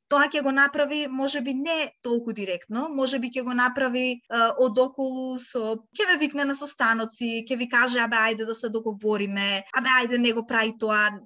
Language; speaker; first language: Macedonian; native; Macedonian